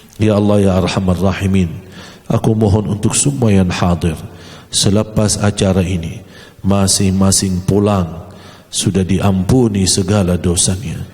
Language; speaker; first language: Malay; non-native, fluent; Arabic